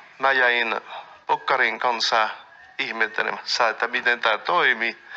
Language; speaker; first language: Finnish; non-native, fluent; French